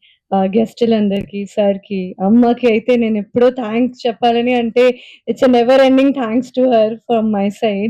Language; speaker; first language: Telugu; non-native, fluent; Hindi